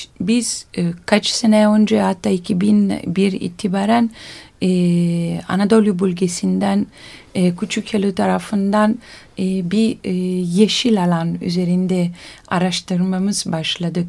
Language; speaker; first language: Turkish; non-native, learner; Italian